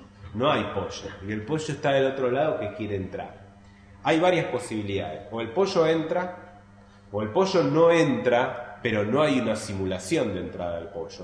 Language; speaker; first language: Spanish; native; Spanish